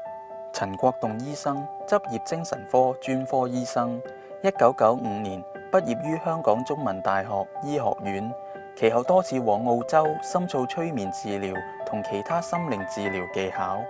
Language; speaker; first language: Cantonese; native; Cantonese